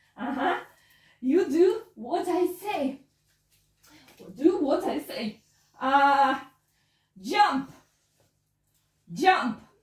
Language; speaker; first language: English; non-native, fluent; Russian